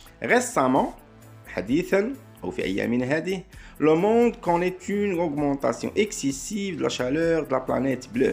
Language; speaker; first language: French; non-native, local second language; Arabic